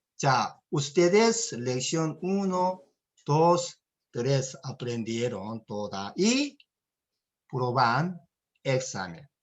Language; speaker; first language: Spanish; non-native, learner; Korean